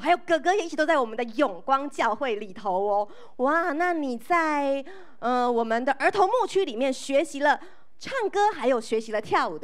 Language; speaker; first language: Chinese; native; Chinese